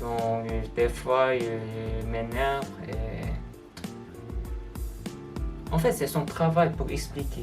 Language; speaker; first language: French; non-native, learner; Korean